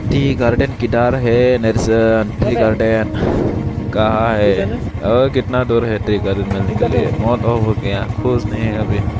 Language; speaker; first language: Hindi; non-native, local second language; Bodo